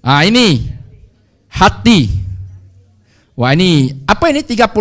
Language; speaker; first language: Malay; non-native, local second language; Chinese